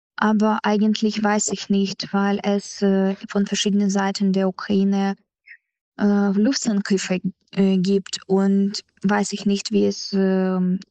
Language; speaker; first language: German; non-native, fluent; Ukrainian